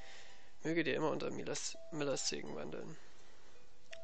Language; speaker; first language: German; native; German